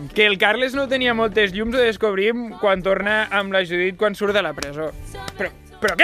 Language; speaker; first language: Catalan; native; Catalan